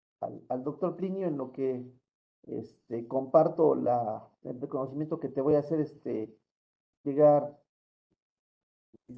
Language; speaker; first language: Spanish; native; Spanish